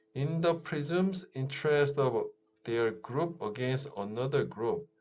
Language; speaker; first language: English; non-native, fluent; Korean